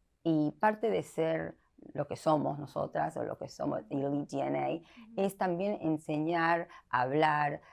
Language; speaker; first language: Spanish; early bilingual, heritage; Spanish